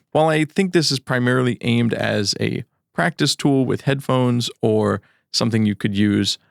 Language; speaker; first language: English; native; English